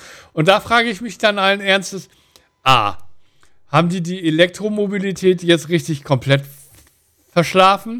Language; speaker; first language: German; native; German